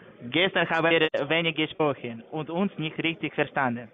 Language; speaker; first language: German; non-native, learner; Latvian